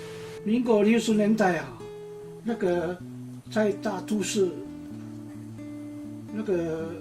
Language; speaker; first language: Chinese; non-native, local second language; Amis